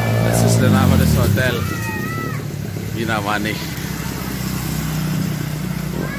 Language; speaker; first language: German; non-native, learner; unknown